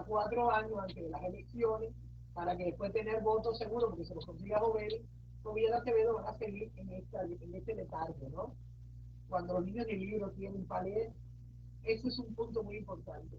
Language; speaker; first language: Spanish; native; Spanish